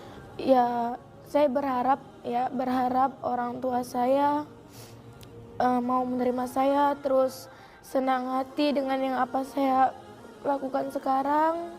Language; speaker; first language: Indonesian; native; Indonesian